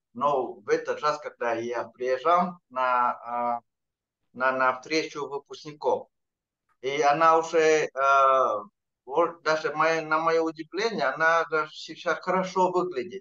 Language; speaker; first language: Russian; non-native, fluent; Vietnamese